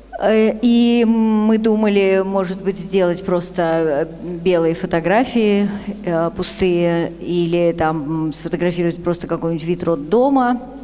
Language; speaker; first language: Russian; native; Russian